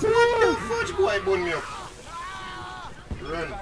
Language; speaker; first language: English; non-native, local second language; Jamaican Creole English